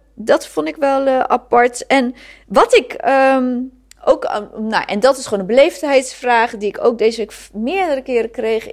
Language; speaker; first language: Dutch; native; Dutch